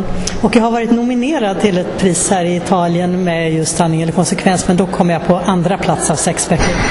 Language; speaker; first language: Swedish; native; Swedish